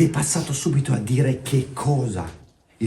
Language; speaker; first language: Italian; native; Italian